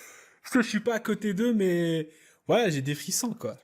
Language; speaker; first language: French; native; French